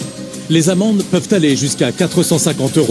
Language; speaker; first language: French; native; French